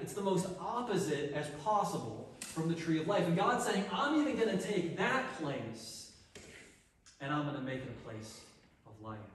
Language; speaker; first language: English; native; English